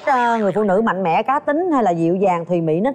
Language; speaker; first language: Vietnamese; native; Vietnamese